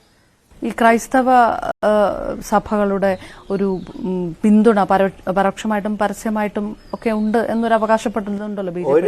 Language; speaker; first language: Malayalam; native; Malayalam